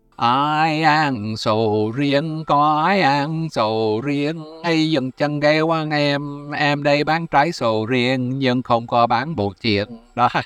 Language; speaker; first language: Vietnamese; non-native, fluent; English